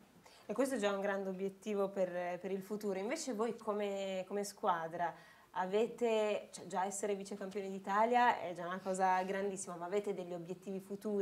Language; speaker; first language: Italian; native; Italian